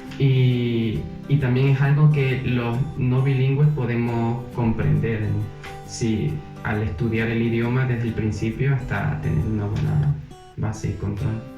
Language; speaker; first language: Spanish; native; Spanish